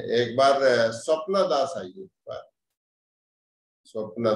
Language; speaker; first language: Hindi; native; Hindi